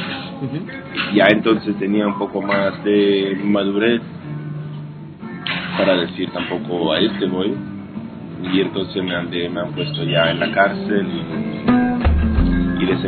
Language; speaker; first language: Spanish; non-native, fluent; Hebrew